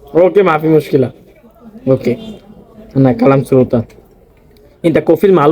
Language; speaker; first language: Arabic; non-native, learner; Bangla